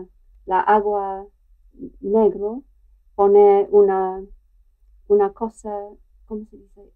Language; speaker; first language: Spanish; non-native, learner; English